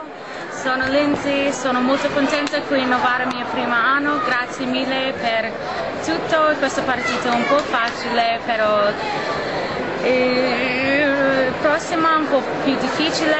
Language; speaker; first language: Italian; non-native, learner; English